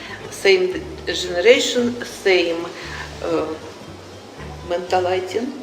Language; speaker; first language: English; non-native, learner; Russian